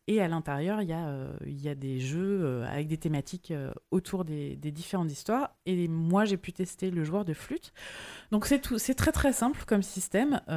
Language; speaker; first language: French; native; French